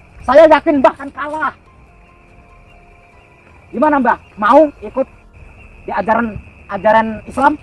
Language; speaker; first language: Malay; non-native, local second language; Javanese